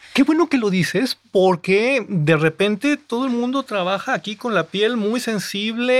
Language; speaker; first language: Spanish; native; Spanish